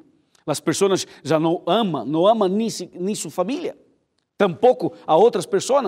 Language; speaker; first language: Spanish; non-native, fluent; Portuguese